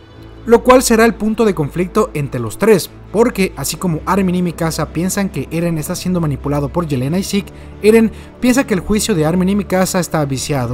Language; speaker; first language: Spanish; native; Spanish